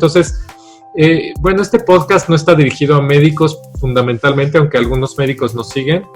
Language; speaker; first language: Spanish; native; Spanish